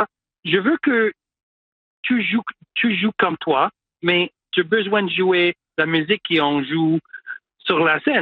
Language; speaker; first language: French; non-native, local second language; English